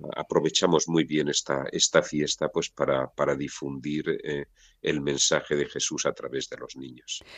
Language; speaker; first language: Spanish; native; Spanish